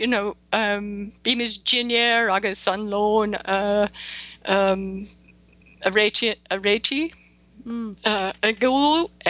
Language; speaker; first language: Irish; non-native, learner; English